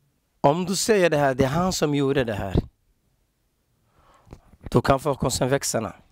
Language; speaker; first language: Swedish; non-native, learner; Somali